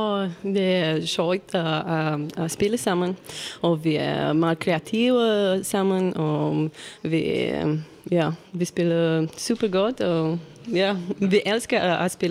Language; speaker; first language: Danish; non-native, learner; Romanian